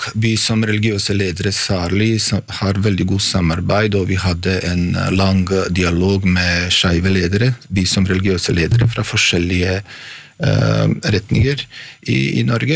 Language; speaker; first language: Norwegian; non-native, fluent; Bosnian